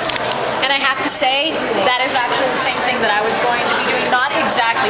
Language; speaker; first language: English; native; English